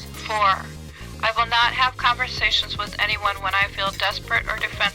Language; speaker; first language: English; native; English